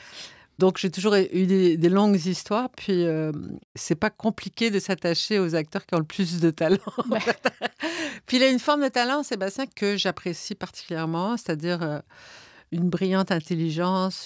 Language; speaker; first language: French; native; French